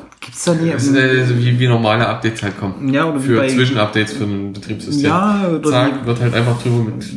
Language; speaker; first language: German; native; German